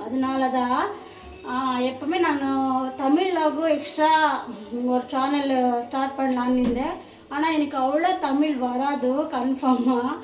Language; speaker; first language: Tamil; non-native, local second language; Kannada